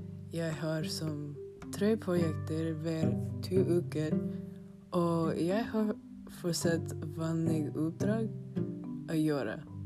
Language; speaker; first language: Norwegian; non-native, learner; English